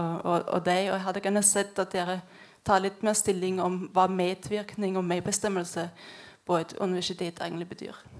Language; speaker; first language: Norwegian; non-native, fluent; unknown